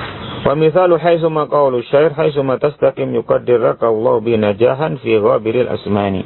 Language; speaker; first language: Arabic; non-native, fluent; Indonesian